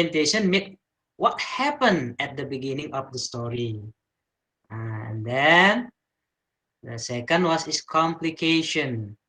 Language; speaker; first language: English; non-native, learner; Indonesian